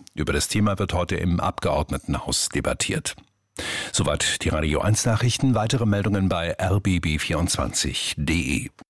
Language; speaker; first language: German; native; German